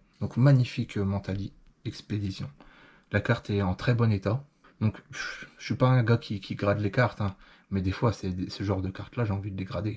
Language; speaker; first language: French; native; French